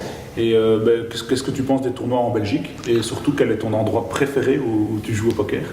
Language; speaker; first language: French; native; French